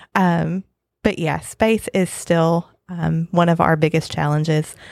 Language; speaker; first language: English; native; English